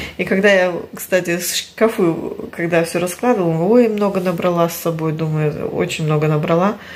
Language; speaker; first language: Russian; early bilingual, heritage; Russian